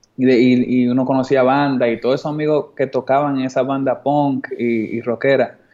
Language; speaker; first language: Spanish; native; Spanish